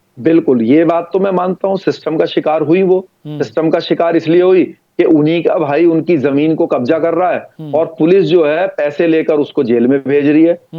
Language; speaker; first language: Hindi; native; Hindi